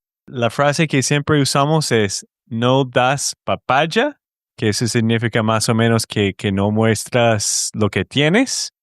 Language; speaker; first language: Spanish; non-native, fluent; English